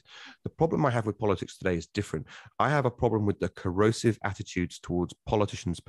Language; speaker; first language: English; native; English